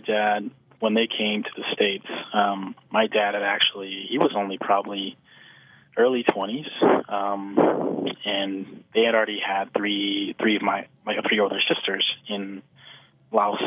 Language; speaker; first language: English; native; English